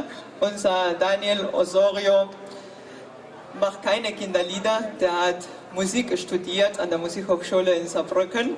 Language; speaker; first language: German; non-native, fluent; Spanish